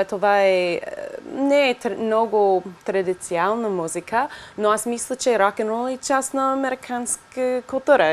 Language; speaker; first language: Bulgarian; non-native, learner; English